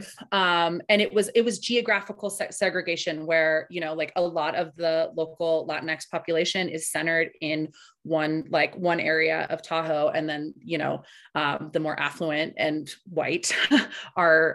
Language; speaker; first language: English; early bilingual, other home language; Spanish